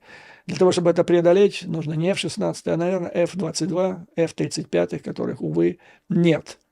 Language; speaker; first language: Russian; native; Russian